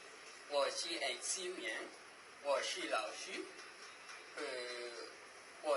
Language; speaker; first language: Chinese; non-native, learner; Arabic